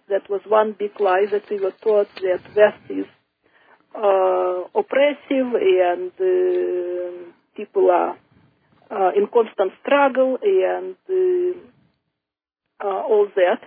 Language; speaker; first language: English; non-native, fluent; Russian